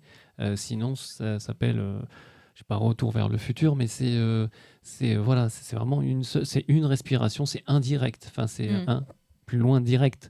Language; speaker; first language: French; native; French